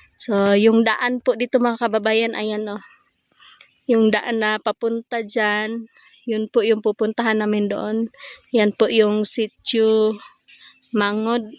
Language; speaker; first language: Filipino; non-native, local second language; Cebuano